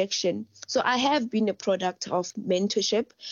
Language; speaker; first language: English; non-native, local second language; Northern Sotho